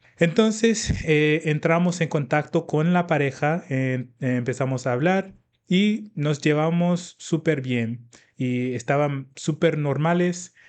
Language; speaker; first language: Spanish; non-native, fluent; English